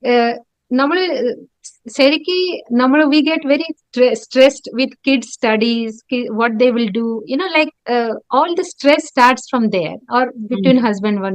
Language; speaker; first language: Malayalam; non-native, local second language; Odia